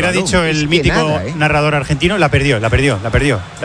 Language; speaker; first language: Spanish; native; Spanish